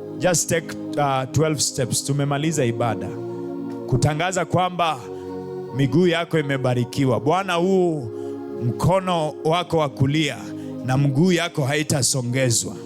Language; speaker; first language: Swahili; non-native, local second language; Luo (Kenya and Tanzania)